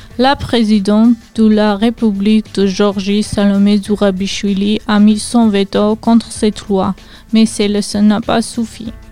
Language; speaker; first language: French; non-native, learner; Georgian